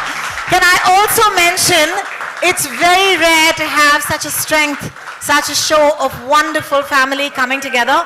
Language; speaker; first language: English; non-native, local second language; Hindi